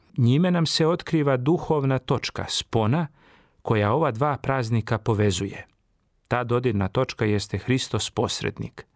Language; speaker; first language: Serbian; native; Serbian